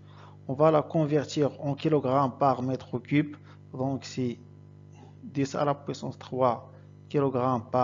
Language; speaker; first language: French; non-native, local second language; Arabic